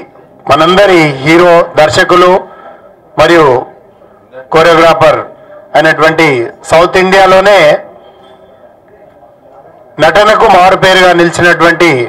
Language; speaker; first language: Telugu; native; Telugu